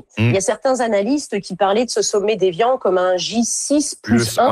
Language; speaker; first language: French; native; French